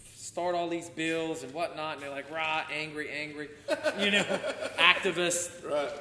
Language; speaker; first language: English; native; English